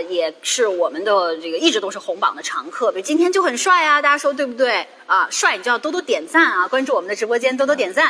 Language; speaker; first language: Chinese; native; Chinese